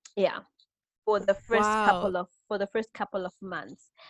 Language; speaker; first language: English; non-native, local second language; Shona